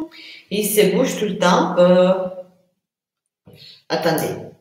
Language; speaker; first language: French; non-native, fluent; Italian